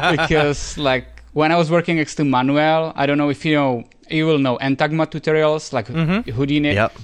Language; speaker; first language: English; non-native, fluent; Czech